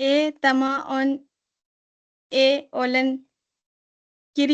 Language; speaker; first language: Finnish; non-native, learner; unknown